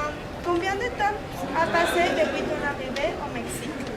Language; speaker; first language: French; non-native, learner; Spanish